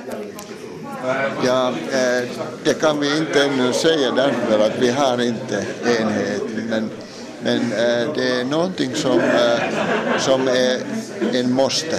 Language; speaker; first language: Swedish; non-native, local second language; Finnish